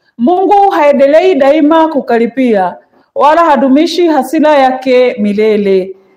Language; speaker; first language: Swahili; non-native, local second language; Kikuyu